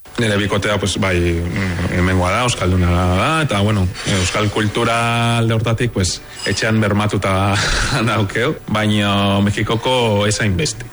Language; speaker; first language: Basque; non-native, fluent; Spanish